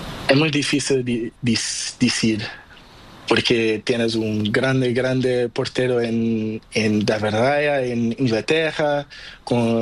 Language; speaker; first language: Spanish; non-native, learner; Portuguese